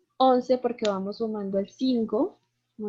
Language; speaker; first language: Spanish; native; Spanish